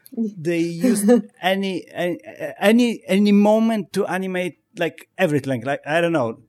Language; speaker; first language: English; non-native, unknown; Polish